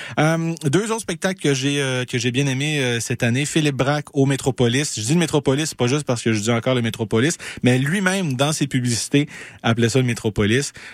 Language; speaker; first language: French; native; French